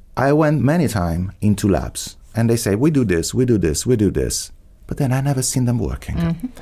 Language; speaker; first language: English; non-native, fluent; Italian